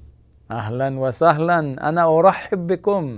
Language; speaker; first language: Arabic; non-native, fluent; English